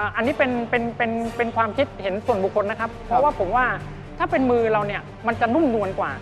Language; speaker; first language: Thai; native; Thai